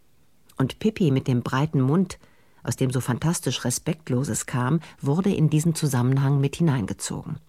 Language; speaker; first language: German; native; German